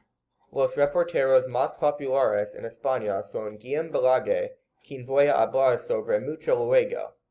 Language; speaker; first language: Spanish; non-native, learner; English